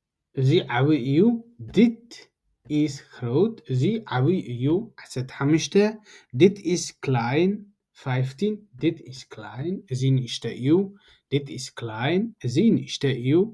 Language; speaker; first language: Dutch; non-native, learner; Tigrinya